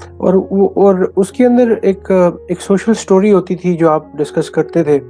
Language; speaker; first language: Urdu; non-native, local second language; Punjabi